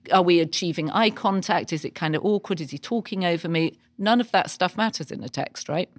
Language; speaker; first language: English; native; English